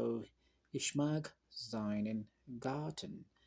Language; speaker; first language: German; non-native, learner; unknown